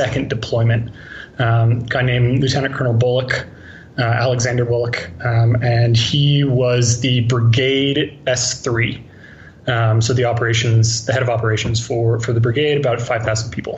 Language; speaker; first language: English; native; English